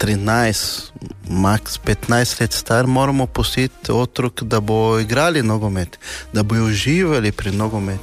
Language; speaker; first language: Slovenian; non-native, learner; Portuguese